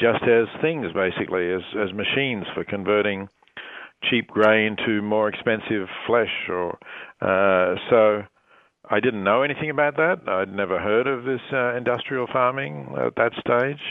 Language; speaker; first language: English; native; English